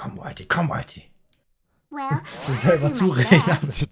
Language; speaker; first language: German; native; German